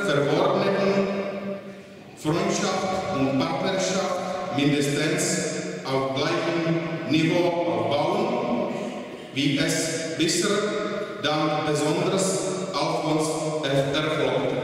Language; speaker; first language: German; non-native, fluent; Czech